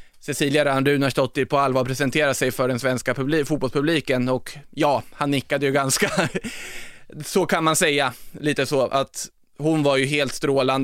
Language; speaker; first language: Swedish; native; Swedish